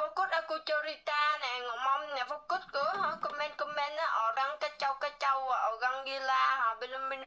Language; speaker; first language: Indonesian; non-native, learner; Vietnamese